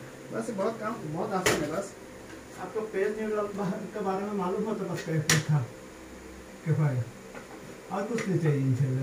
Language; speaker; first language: Hindi; non-native, fluent; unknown